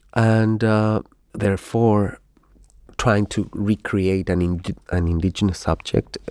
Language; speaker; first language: English; non-native, fluent; Spanish